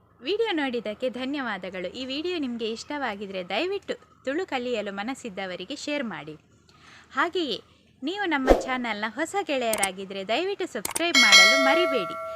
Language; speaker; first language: Kannada; non-native, local second language; Tulu